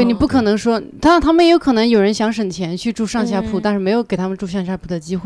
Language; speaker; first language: Chinese; native; Chinese